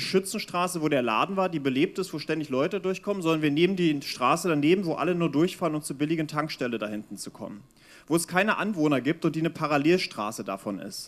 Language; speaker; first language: German; native; German